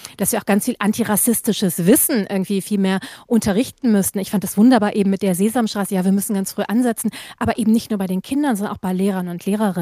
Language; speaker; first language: German; native; German